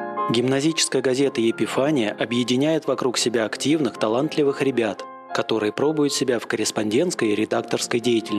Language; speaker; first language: Russian; native; Russian